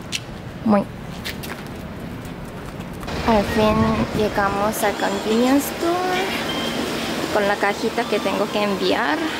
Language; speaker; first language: Spanish; non-native, fluent; Korean